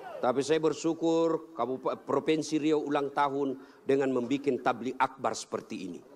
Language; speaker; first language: Indonesian; native; Indonesian